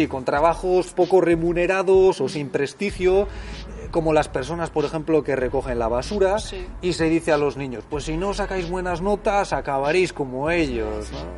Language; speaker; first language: Spanish; native; Spanish